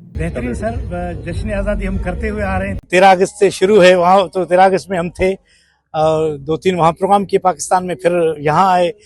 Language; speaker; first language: Urdu; non-native, local second language; Sindhi